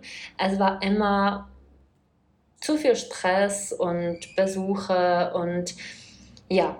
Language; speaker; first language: German; non-native, fluent; Czech